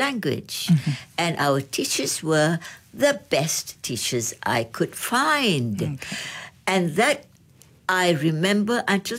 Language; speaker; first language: English; non-native, local second language; Malay